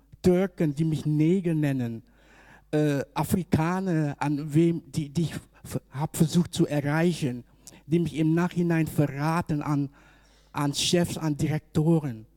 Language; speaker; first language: German; non-native, fluent; Dutch